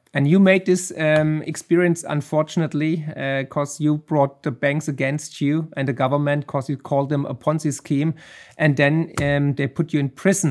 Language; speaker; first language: English; non-native, fluent; German